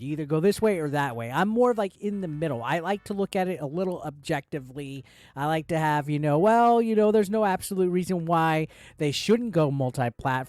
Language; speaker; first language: English; native; English